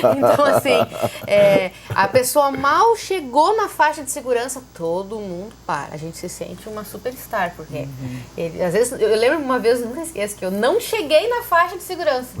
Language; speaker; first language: Portuguese; native; Portuguese